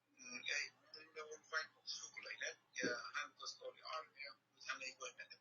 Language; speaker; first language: Finnish; non-native, learner; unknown